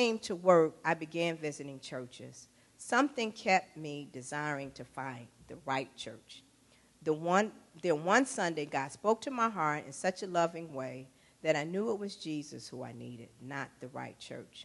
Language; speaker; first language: English; native; English